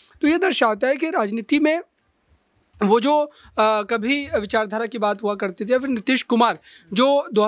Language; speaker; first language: Hindi; native; Hindi